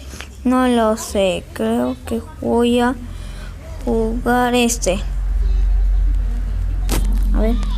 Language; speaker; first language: Spanish; native; Spanish